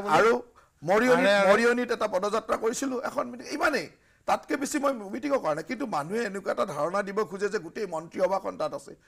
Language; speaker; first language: Assamese; native; Assamese